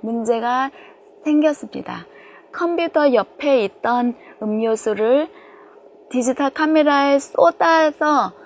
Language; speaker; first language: Korean; non-native, fluent; Vietnamese